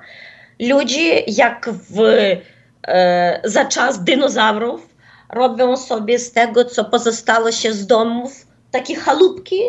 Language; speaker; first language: Polish; non-native, fluent; Ukrainian